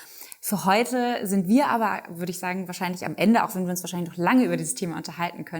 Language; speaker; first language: German; native; German